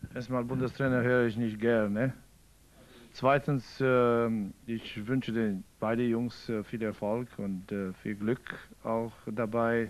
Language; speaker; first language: German; non-native, fluent; Romanian